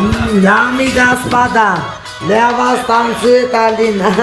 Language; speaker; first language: Russian; non-native, learner; Armenian